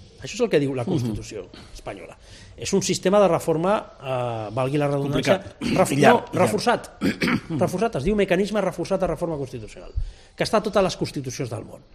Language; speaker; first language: Catalan; non-native, local second language; Spanish